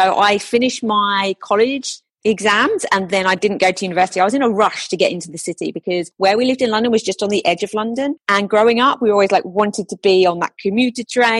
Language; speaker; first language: English; native; English